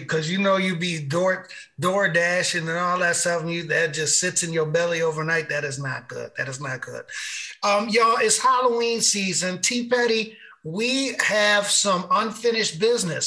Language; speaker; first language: English; native; English